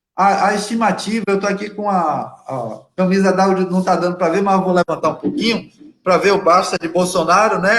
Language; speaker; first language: Portuguese; native; Portuguese